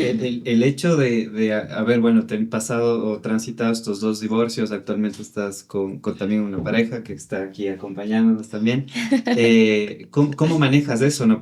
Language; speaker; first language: Spanish; native; Spanish